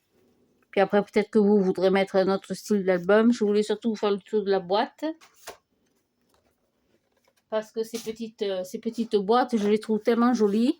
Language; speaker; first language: French; native; French